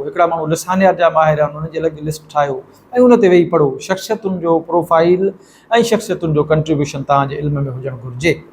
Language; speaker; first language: Sindhi; native; Sindhi